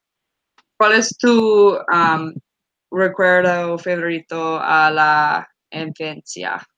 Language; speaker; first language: Spanish; non-native, learner; English